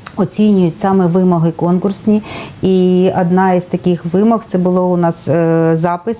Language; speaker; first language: Ukrainian; native; Ukrainian